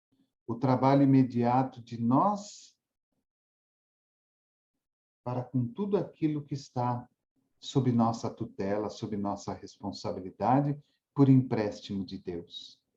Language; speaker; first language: Portuguese; native; Portuguese